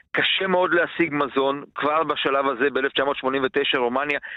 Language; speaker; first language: Hebrew; non-native, fluent; Romanian